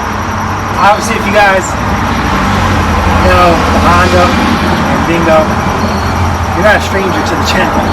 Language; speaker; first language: English; native; English